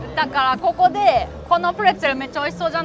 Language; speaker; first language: Japanese; non-native, fluent; German